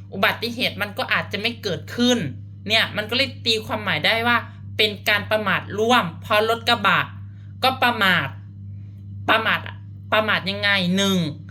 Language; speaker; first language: Thai; non-native, fluent; Lao